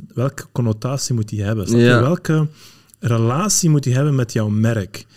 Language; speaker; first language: Dutch; early bilingual, other home language; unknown